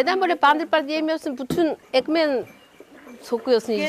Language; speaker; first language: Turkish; non-native, fluent; Korean